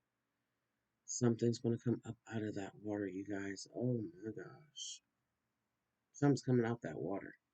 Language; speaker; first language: English; native; English